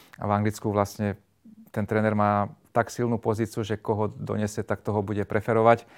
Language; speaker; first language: Slovak; non-native, local second language; Hungarian